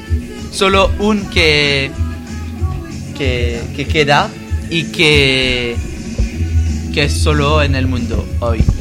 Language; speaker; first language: Spanish; non-native, learner; French